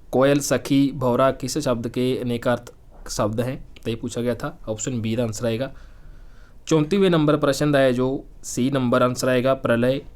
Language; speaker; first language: Hindi; non-native, local second language; Punjabi